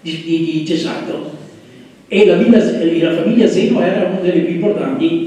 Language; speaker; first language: Italian; native; Italian